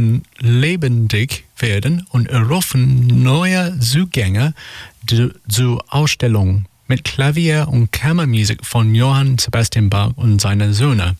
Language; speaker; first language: German; non-native, learner; English